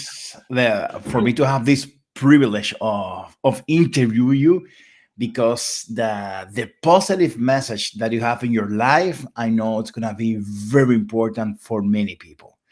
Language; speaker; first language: English; non-native, fluent; Spanish